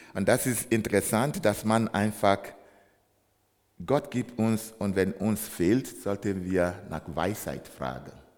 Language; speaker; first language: German; non-native, fluent; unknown